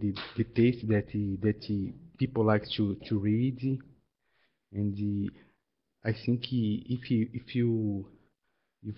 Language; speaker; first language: English; non-native, learner; Portuguese